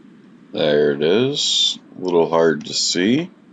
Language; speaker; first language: English; native; English